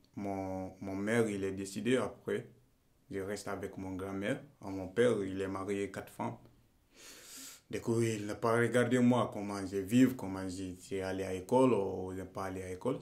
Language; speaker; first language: French; non-native, learner; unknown